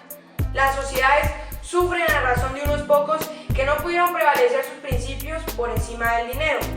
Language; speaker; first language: Spanish; native; Spanish